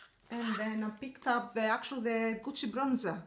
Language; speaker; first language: English; non-native, fluent; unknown